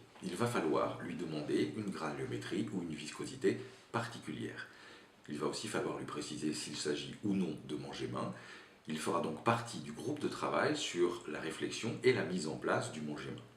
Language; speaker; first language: French; native; French